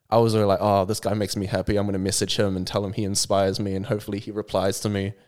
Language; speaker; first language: English; native; English